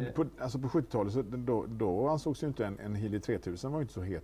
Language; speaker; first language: Swedish; native; Swedish